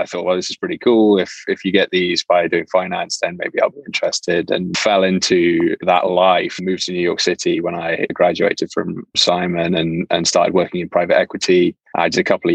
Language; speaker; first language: English; native; English